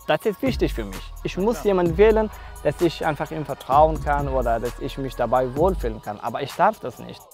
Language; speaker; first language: German; non-native, learner; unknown